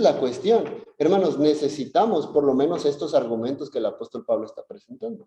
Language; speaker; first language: Spanish; native; Spanish